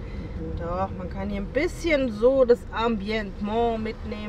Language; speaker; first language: German; native; German